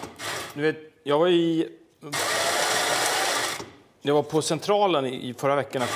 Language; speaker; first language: Swedish; native; Swedish